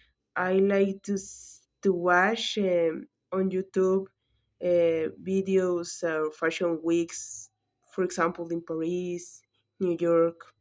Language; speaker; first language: English; non-native, learner; Spanish